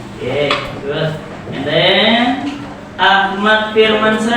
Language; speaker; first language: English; non-native, learner; Indonesian